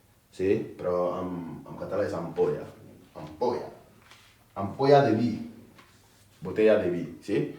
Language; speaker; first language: Catalan; non-native, fluent; Akan